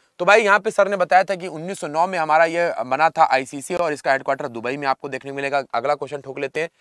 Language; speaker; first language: Hindi; native; Hindi